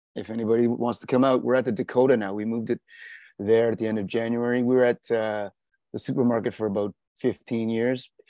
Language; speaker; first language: English; native; English